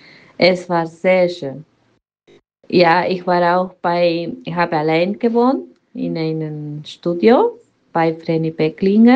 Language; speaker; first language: German; non-native, fluent; Spanish